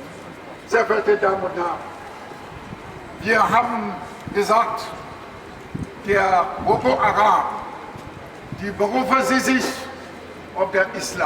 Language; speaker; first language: German; non-native, learner; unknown